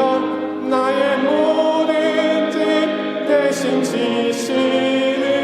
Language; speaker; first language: Korean; native; Korean